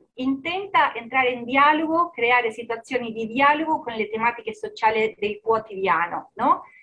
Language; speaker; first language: Italian; non-native, fluent; Spanish